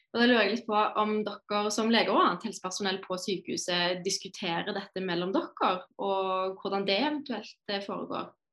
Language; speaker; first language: Norwegian; native; Norwegian